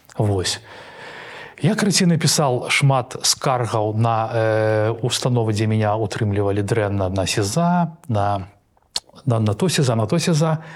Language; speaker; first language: Belarusian; non-native, local second language; Russian